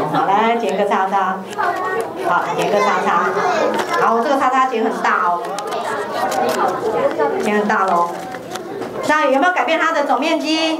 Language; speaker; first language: Chinese; native; Chinese